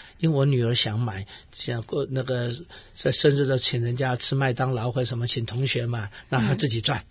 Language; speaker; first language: Chinese; native; Chinese